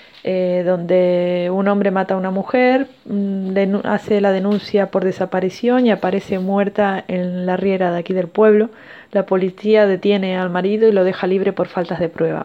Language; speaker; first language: Spanish; native; Spanish